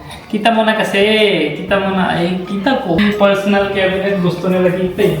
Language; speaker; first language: Filipino; non-native, learner; Punjabi